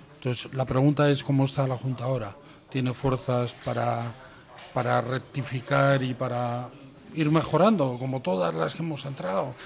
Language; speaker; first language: Spanish; native; Spanish